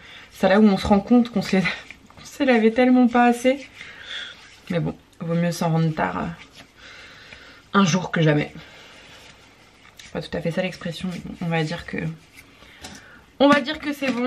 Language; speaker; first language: French; native; French